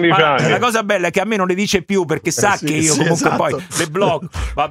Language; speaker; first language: Italian; native; Italian